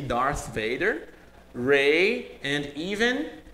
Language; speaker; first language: English; non-native, fluent; Portuguese